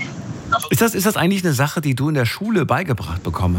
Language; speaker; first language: German; native; German